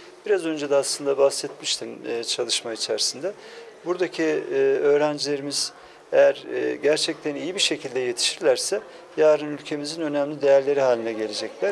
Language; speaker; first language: Turkish; native; Turkish